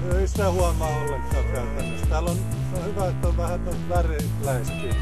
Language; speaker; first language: Finnish; native; Finnish